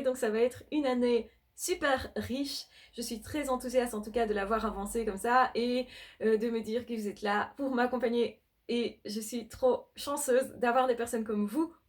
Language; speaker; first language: French; native; French